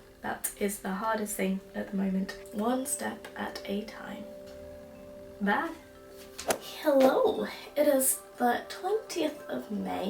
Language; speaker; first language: English; native; English